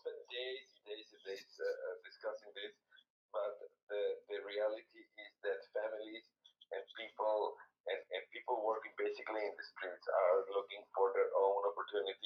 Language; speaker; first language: English; non-native, fluent; Spanish